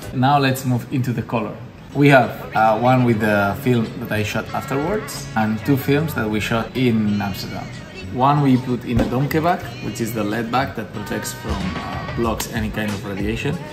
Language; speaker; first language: English; non-native, fluent; Spanish